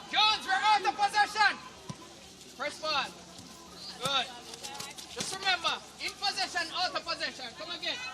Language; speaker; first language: English; native; English